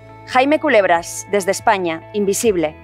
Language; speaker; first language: Spanish; native; Spanish